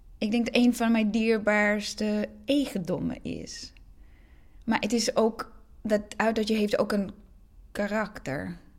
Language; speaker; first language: Dutch; non-native, fluent; Croatian